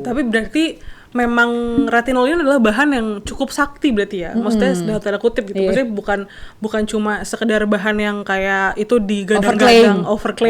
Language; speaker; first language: Indonesian; native; Indonesian